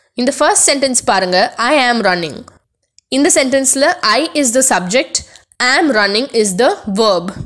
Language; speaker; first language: English; non-native, local second language; Tamil